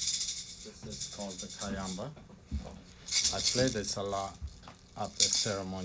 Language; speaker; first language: English; non-native, fluent; Malagasy